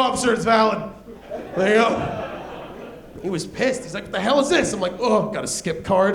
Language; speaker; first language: English; native; English